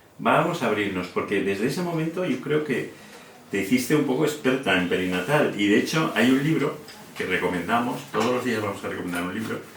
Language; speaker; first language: Spanish; native; Spanish